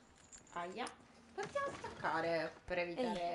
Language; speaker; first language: Italian; native; Italian